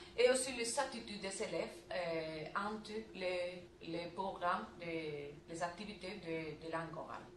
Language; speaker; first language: French; non-native, learner; Spanish